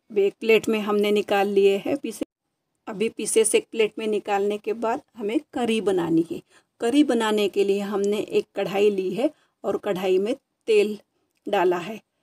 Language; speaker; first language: Hindi; non-native, local second language; Marathi